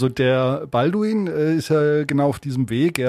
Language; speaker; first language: German; native; German